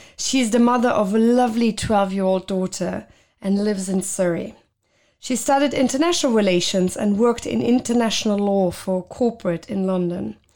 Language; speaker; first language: English; non-native, fluent; Luxembourgish